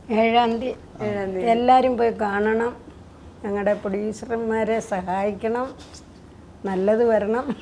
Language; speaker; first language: Malayalam; native; Malayalam